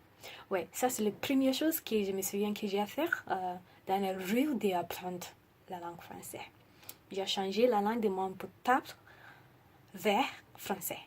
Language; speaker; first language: French; non-native, learner; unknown